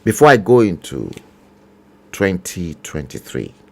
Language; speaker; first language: English; non-native, local second language; Yoruba